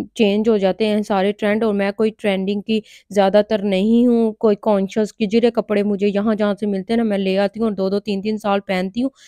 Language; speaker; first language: Urdu; non-native, local second language; Punjabi